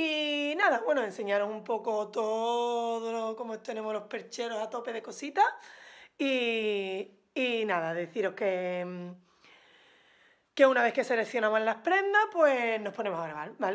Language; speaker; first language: Spanish; native; Spanish